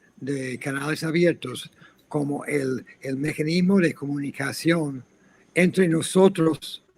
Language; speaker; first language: Spanish; non-native, fluent; English